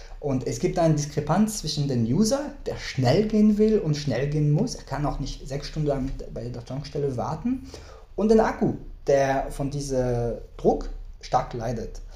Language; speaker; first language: German; non-native, fluent; French